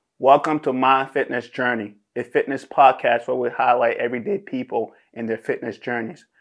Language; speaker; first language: English; native; English